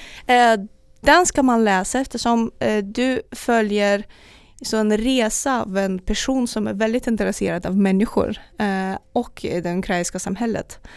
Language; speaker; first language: Swedish; non-native, fluent; Russian